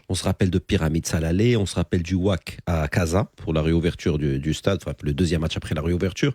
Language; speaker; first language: French; non-native, local second language; Arabic